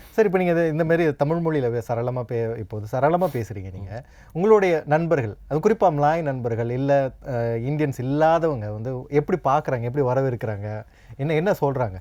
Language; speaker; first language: Tamil; native; Tamil